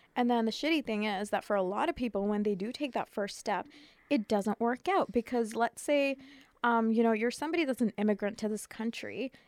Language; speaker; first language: English; early bilingual, other home language; Urdu